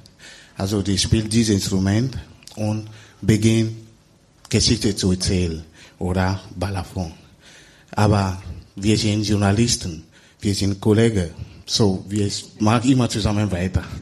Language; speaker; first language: German; non-native, learner; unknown